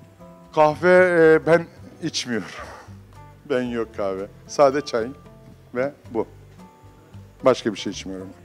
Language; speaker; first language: Turkish; non-native, learner; Arabic